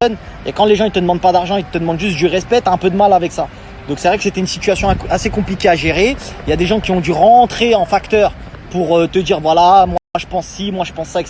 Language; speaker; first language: French; native; French